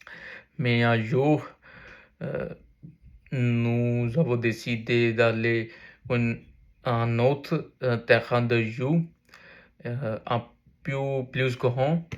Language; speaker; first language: French; non-native, learner; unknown